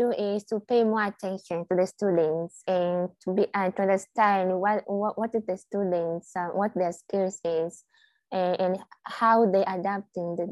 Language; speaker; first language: English; non-native, local second language; Swahili